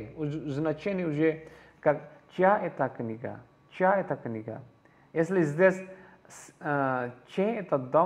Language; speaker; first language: Russian; non-native, learner; Javanese